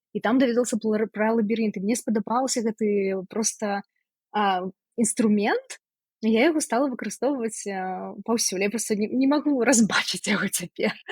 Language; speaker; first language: Belarusian; non-native, local second language; Russian